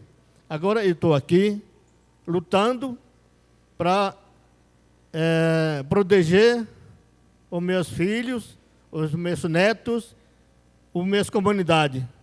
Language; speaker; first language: Portuguese; non-native, local second language; Yanomámi